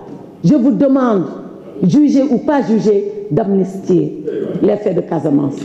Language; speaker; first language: French; non-native, local second language; Wolof